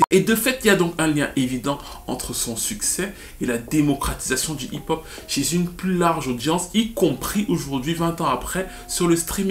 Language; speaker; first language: French; native; French